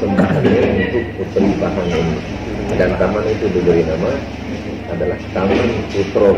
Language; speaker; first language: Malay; non-native, local second language; Achinese